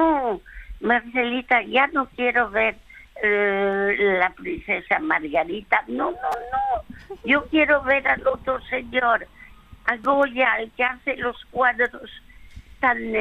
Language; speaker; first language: Spanish; early bilingual, other home language; French